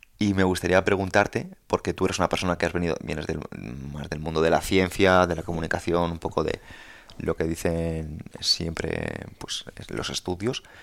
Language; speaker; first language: Spanish; native; Spanish